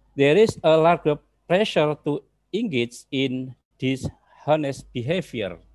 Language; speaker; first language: English; non-native, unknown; Indonesian